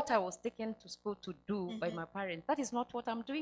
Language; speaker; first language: English; non-native, local second language; Swahili